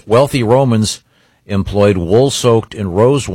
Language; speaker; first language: English; native; English